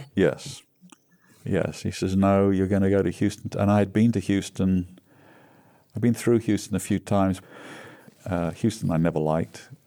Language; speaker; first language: English; native; English